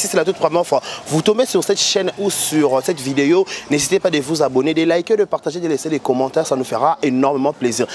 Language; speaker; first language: French; non-native, local second language; Lingala